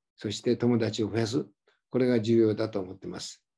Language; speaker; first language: Japanese; native; Japanese